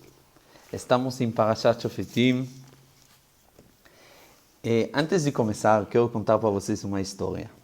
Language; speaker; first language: Portuguese; non-native, fluent; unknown